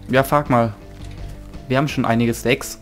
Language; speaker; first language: German; native; German